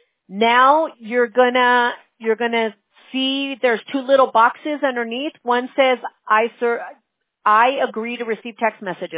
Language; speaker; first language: English; early bilingual, other home language; Spanish